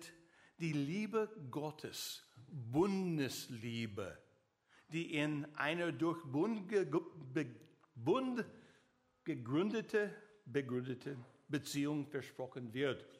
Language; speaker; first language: German; non-native, learner; English